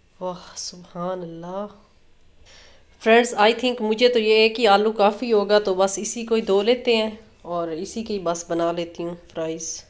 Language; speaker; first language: Urdu; non-native, local second language; Punjabi